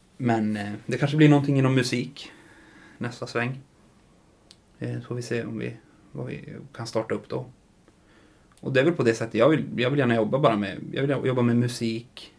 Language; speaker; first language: Swedish; native; Swedish